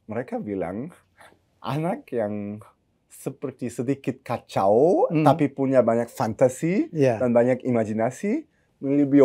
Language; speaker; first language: Indonesian; early bilingual, heritage; German